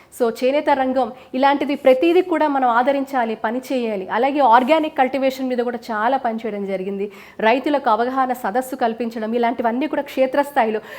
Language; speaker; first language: Telugu; native; Telugu